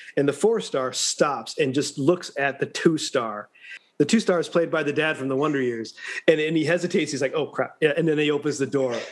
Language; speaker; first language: English; native; English